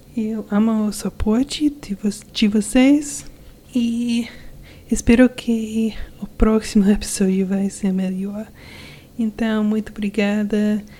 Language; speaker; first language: Portuguese; non-native, learner; English